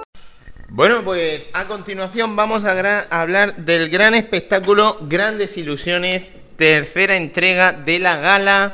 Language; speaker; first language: Spanish; native; Spanish